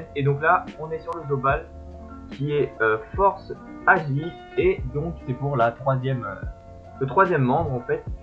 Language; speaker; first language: French; native; French